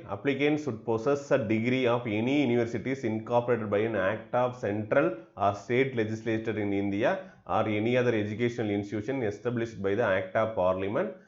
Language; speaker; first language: English; non-native, local second language; Tamil